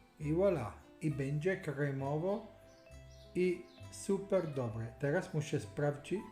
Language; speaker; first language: Polish; non-native, learner; Italian